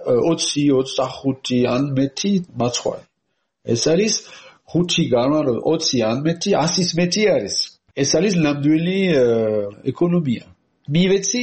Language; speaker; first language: Georgian; non-native, learner; French